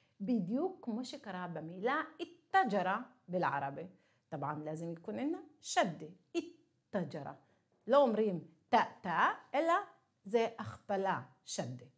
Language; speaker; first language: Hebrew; non-native, local second language; Arabic